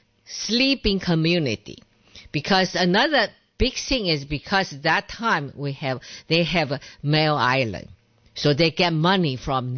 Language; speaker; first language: English; non-native, learner; Chinese